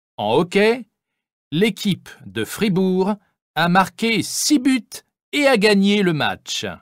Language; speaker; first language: French; native; French